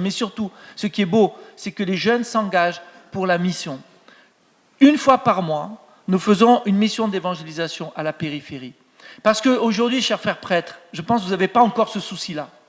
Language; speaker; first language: French; native; French